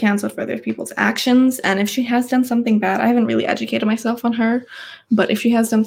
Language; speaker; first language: English; native; English